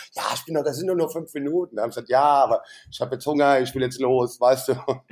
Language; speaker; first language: German; native; German